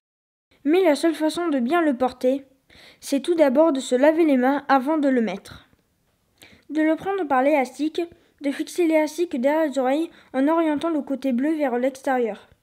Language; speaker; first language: French; native; French